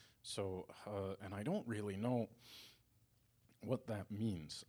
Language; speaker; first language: English; native; English